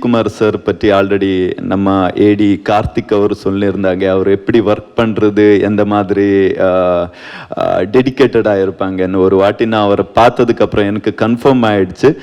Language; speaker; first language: Tamil; non-native, learner; Kannada